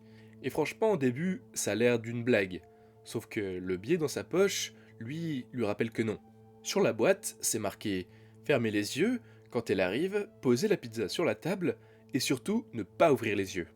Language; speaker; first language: French; native; French